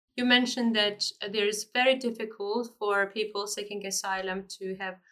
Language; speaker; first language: English; non-native, fluent; Georgian